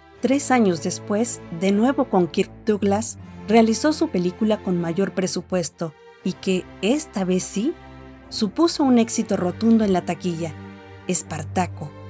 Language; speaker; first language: Spanish; native; Spanish